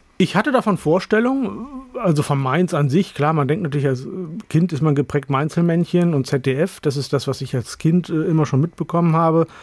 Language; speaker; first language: German; early bilingual, other home language; Urdu